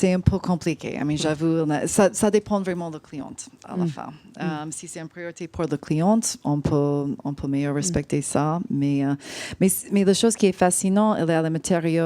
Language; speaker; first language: French; non-native, fluent; English